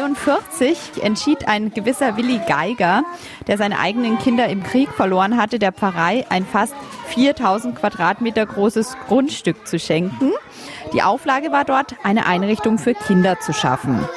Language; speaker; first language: German; native; German